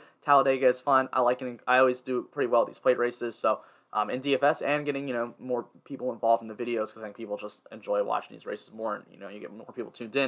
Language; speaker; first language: English; native; English